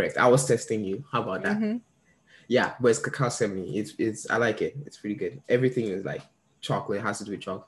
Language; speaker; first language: English; non-native, local second language; Yoruba